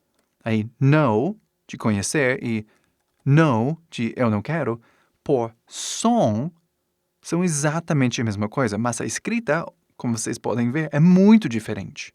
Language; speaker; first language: Portuguese; non-native, fluent; English